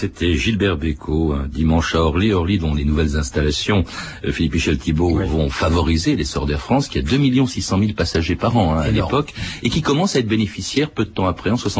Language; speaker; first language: French; native; French